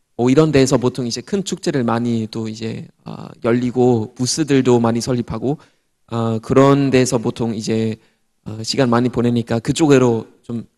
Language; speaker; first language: Korean; non-native, fluent; German